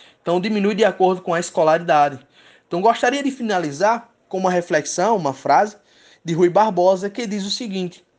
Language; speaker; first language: Portuguese; native; Portuguese